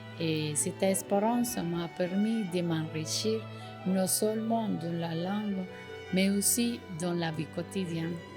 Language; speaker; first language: French; non-native, learner; Spanish